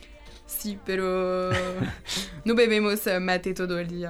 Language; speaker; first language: Spanish; non-native, learner; French